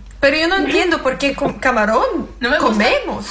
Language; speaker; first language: Spanish; non-native, learner; Swedish